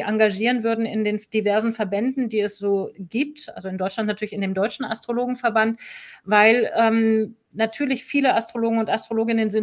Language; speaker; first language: German; native; German